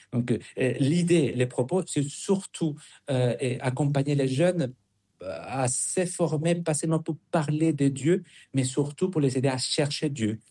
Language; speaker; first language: French; non-native, fluent; Spanish